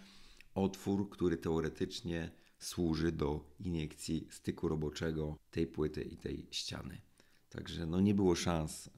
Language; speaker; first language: Polish; native; Polish